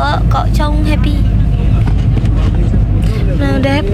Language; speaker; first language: Vietnamese; non-native, learner; Indonesian